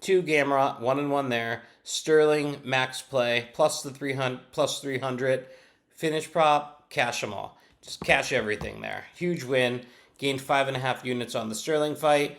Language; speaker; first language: English; native; English